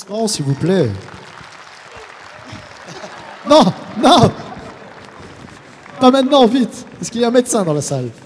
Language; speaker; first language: French; native; French